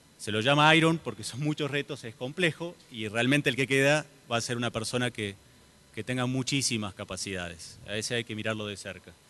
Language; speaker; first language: Spanish; native; Spanish